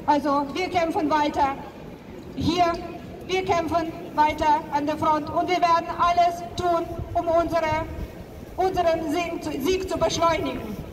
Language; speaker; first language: German; non-native, fluent; Ukrainian